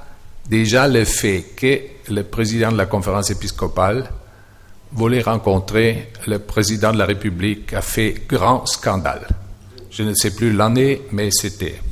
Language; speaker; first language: French; non-native, fluent; German